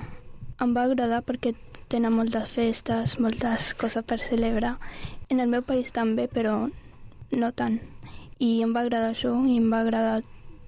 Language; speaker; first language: Catalan; non-native, learner; Arabic